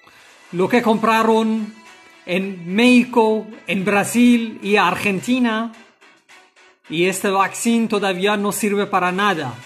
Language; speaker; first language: Spanish; non-native, fluent; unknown